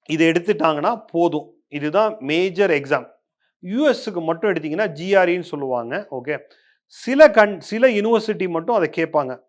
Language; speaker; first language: Tamil; native; Tamil